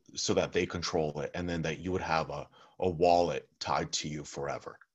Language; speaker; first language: English; early bilingual, other home language; Russian